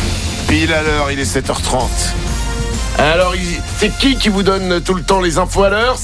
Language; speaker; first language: French; native; French